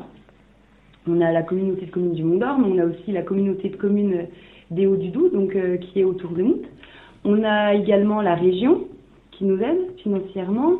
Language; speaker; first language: French; native; French